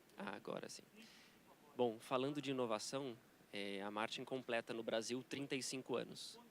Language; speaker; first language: Portuguese; native; Portuguese